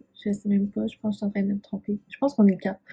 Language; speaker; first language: French; native; French